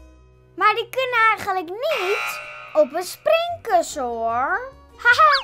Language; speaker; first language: Dutch; native; Dutch